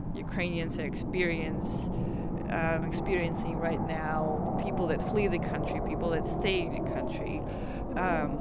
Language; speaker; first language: English; non-native, fluent; Russian